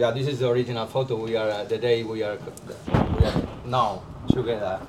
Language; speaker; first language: English; non-native, learner; Spanish